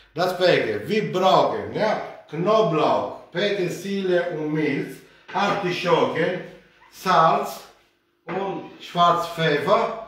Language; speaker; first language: German; non-native, learner; Italian